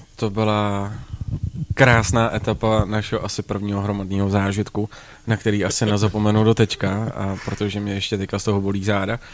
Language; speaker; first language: Czech; native; Czech